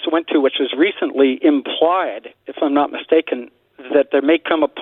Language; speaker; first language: English; native; English